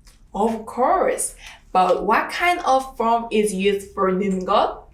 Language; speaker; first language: English; non-native, fluent; Korean